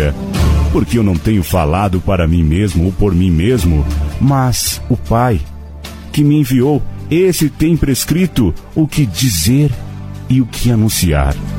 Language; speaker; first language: Portuguese; native; Portuguese